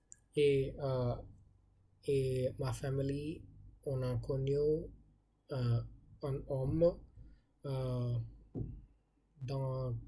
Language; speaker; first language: French; non-native, learner; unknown